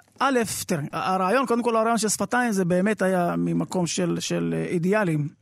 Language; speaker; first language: Hebrew; native; Hebrew